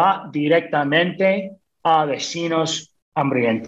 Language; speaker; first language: Spanish; non-native, fluent; English